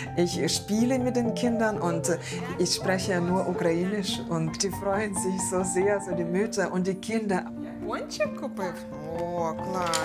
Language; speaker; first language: German; non-native, fluent; Ukrainian